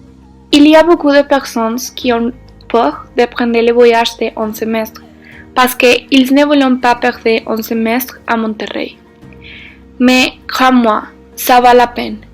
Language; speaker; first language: French; non-native, learner; Spanish